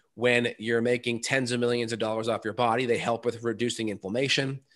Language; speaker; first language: English; native; English